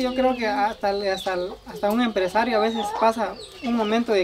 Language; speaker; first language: Spanish; native; Spanish